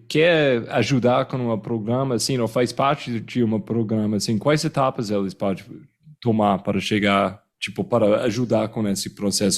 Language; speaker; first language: Portuguese; non-native, fluent; English